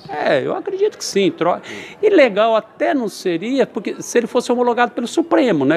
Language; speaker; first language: Portuguese; native; Portuguese